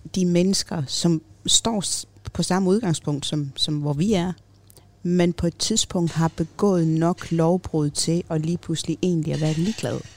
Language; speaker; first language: Danish; early bilingual, other home language; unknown